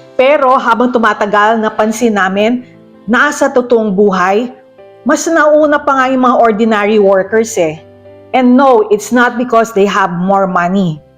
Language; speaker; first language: Filipino; native; Filipino